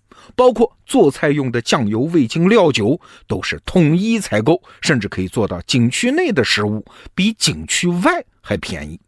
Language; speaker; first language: Chinese; native; Chinese